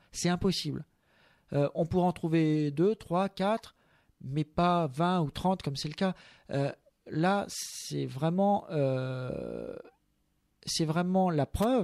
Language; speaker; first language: French; native; French